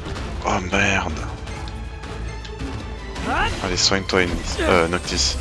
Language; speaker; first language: French; native; French